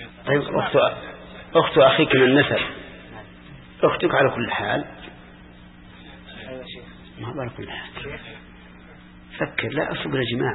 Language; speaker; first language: Arabic; native; Arabic